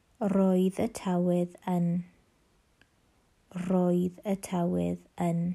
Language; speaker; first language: Welsh; non-native, learner; English